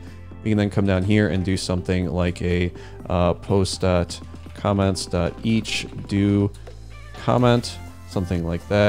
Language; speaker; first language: English; native; English